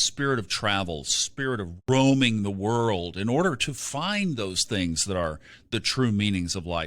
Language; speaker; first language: English; native; English